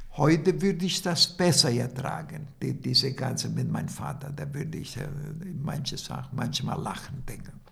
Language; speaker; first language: German; non-native, fluent; Italian